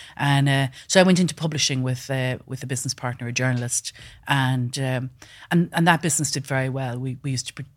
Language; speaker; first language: English; native; English